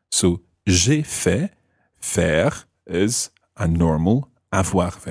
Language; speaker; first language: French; non-native, fluent; English